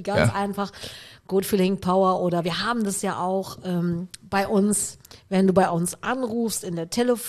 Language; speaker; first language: German; native; German